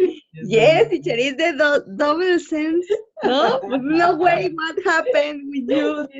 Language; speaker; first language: English; non-native, learner; Spanish